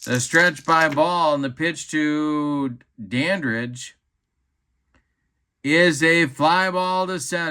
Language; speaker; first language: English; native; English